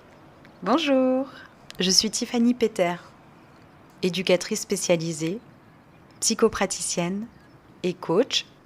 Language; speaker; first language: French; native; French